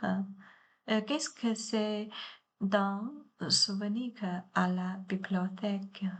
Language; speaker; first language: French; non-native, learner; Chinese